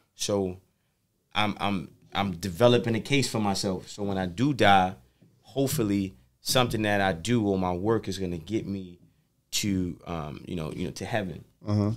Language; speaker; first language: English; native; English